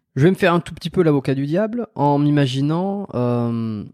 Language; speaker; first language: French; native; French